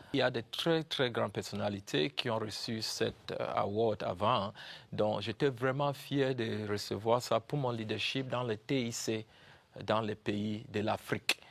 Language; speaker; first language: French; non-native, local second language; English